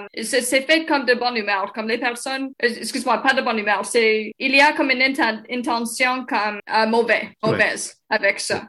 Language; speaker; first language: French; non-native, local second language; English